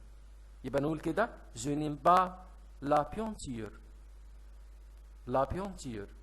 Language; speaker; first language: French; non-native, fluent; Arabic